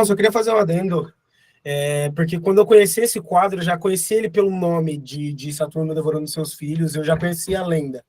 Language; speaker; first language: Portuguese; native; Portuguese